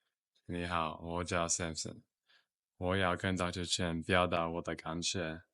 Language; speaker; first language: Chinese; non-native, learner; English